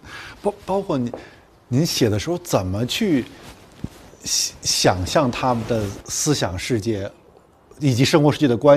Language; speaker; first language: Chinese; native; Chinese